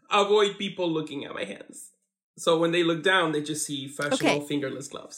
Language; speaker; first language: English; non-native, fluent; Spanish